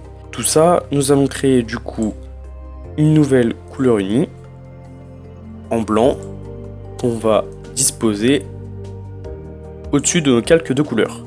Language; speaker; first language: French; native; French